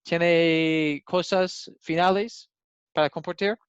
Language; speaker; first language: Spanish; non-native, learner; English